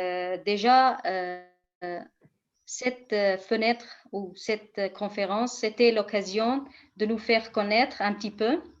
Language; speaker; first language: French; non-native, fluent; Kurdish